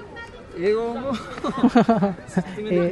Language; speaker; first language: Japanese; non-native, learner; Filipino